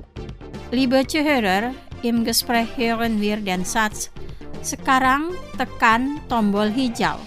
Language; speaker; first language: German; non-native, fluent; Indonesian